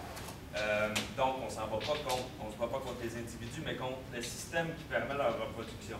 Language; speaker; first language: French; native; French